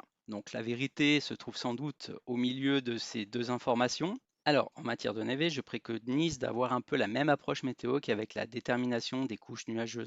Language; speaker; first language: French; native; French